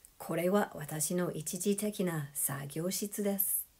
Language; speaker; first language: Japanese; non-native, fluent; English